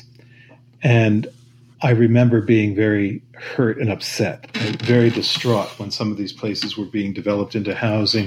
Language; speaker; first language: English; native; English